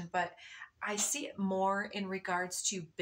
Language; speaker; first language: English; native; English